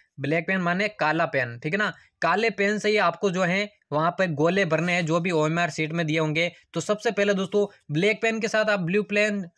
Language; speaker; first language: Hindi; native; Hindi